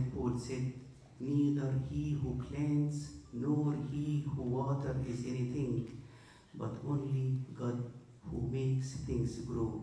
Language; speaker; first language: English; non-native, fluent; Arabic